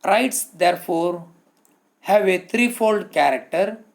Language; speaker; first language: English; non-native, local second language; Kannada